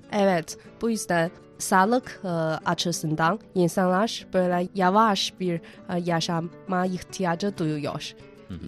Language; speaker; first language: Turkish; non-native, fluent; Chinese